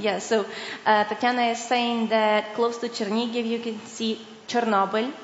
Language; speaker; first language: English; non-native, fluent; Ukrainian